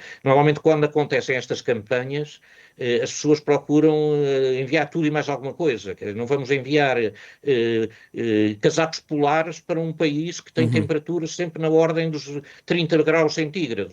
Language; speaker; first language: Portuguese; native; Portuguese